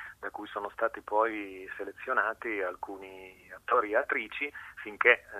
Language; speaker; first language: Italian; native; Italian